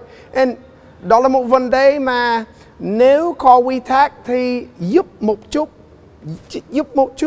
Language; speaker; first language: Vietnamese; non-native, learner; English